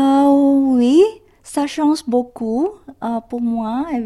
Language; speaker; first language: French; non-native, learner; Indonesian